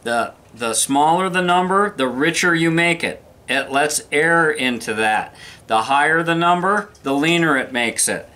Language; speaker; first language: English; native; English